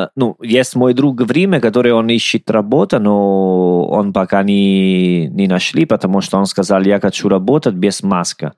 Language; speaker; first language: Russian; non-native, learner; Italian